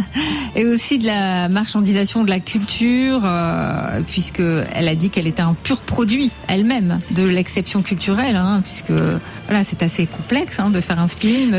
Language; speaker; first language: French; native; French